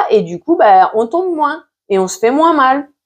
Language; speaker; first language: French; native; French